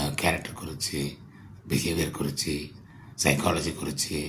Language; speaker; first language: Telugu; non-native, learner; Tamil